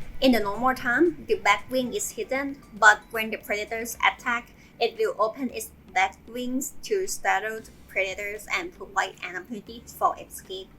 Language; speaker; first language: English; non-native, fluent; Thai